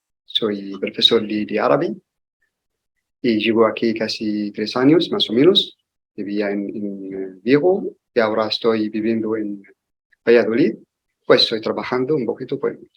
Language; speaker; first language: Spanish; non-native, learner; Arabic